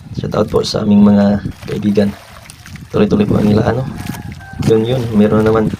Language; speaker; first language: Filipino; non-native, local second language; Cebuano